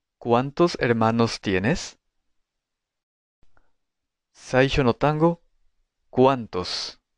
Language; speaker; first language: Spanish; non-native, fluent; Japanese